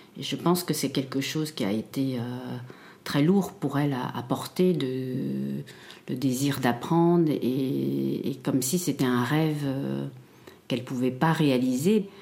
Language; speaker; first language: French; early bilingual, other home language; Khmer